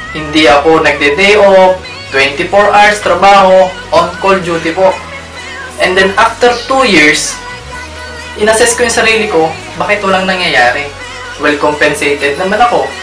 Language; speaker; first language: Filipino; native; Filipino